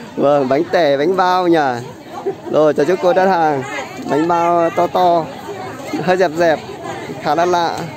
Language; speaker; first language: Vietnamese; native; Vietnamese